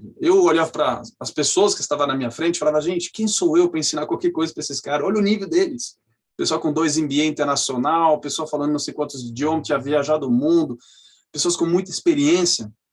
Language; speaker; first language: Portuguese; non-native, fluent; French